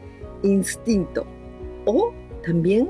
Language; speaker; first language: Spanish; non-native, fluent; Japanese